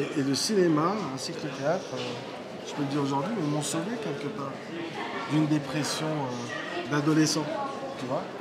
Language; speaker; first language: French; early bilingual, other home language; Riffian